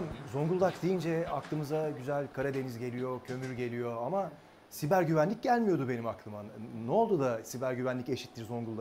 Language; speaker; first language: Turkish; native; Turkish